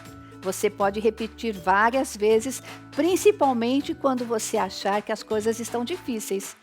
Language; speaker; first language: Portuguese; native; Portuguese